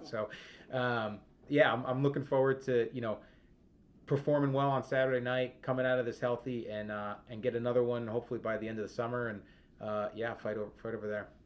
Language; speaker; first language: English; native; English